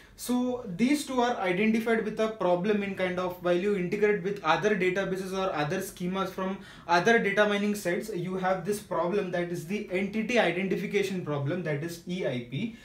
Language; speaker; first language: English; non-native, local second language; Marathi